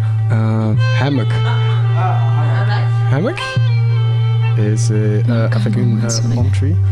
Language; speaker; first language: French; non-native, learner; Dutch